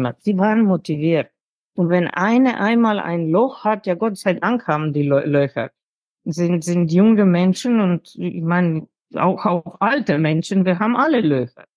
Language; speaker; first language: German; non-native, fluent; Slovenian